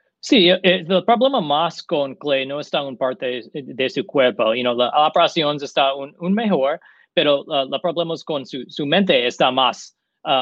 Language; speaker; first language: Spanish; non-native, learner; English